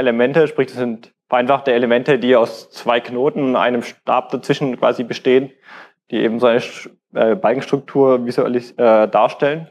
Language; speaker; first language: German; native; German